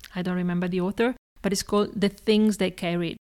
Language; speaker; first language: English; non-native, fluent; Italian